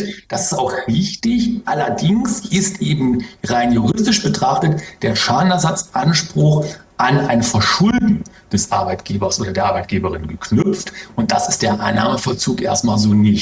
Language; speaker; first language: German; native; German